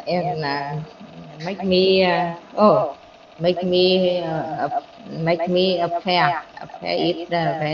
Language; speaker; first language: English; non-native, learner; Vietnamese